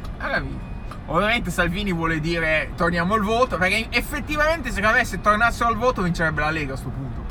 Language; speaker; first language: Italian; native; Italian